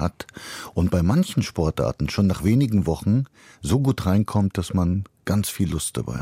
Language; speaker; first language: German; early bilingual, other home language; Bulgarian